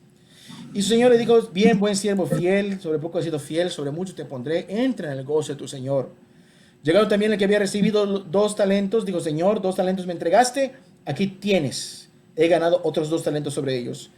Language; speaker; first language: Spanish; native; Spanish